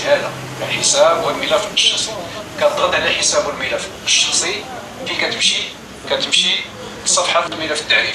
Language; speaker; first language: Arabic; native; Arabic